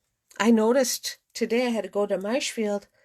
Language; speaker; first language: English; native; English